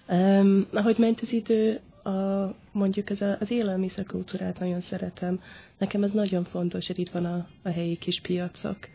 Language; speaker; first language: Hungarian; non-native, fluent; English